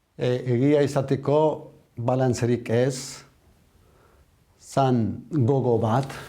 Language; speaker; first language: Basque; non-native, learner; Arabic